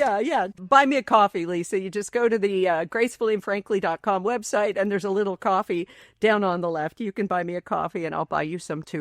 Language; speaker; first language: English; native; English